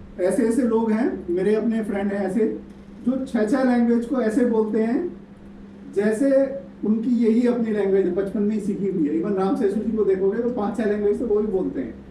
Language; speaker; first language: Hindi; native; Hindi